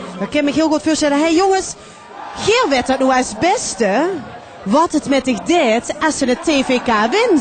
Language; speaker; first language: Dutch; native; Dutch